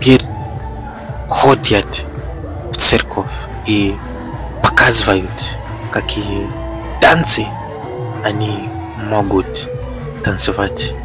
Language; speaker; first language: Russian; non-native, learner; Bemba